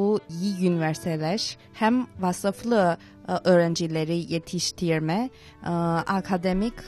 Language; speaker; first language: Turkish; non-native, fluent; Chinese